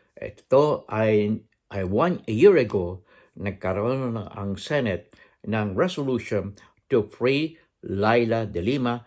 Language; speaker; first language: Filipino; native; Filipino